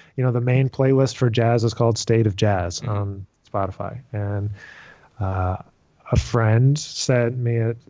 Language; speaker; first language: English; native; English